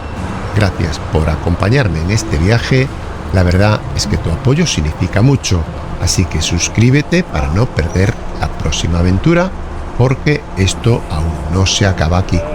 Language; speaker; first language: Spanish; native; Spanish